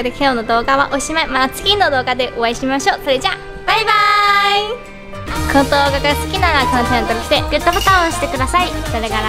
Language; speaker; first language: Japanese; non-native, learner; Chinese